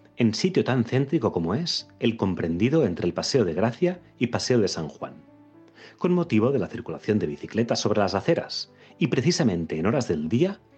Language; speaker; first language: Spanish; non-native, local second language; Catalan